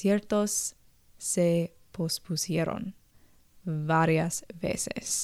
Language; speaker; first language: Spanish; non-native, learner; English